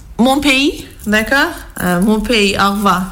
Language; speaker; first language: French; non-native, learner; Persian